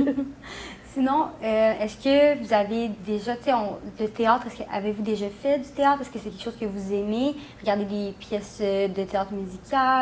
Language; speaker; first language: French; native; French